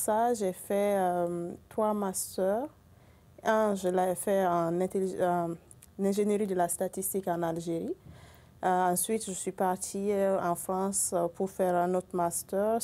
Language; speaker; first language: French; non-native, local second language; Bambara